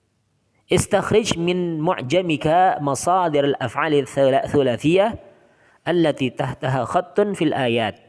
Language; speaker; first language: Arabic; non-native, fluent; Indonesian